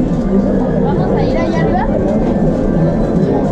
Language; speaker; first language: Spanish; native; Spanish